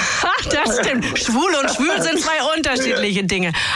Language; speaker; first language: German; native; German